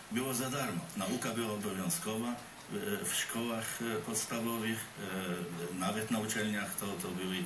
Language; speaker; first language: Polish; non-native, fluent; Arabic